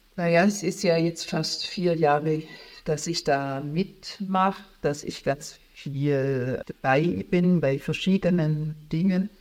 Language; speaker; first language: German; native; German